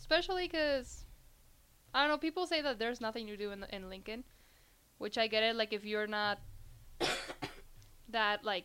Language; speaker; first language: English; non-native, fluent; Spanish